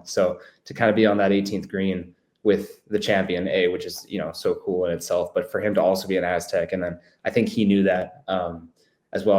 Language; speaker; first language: English; native; English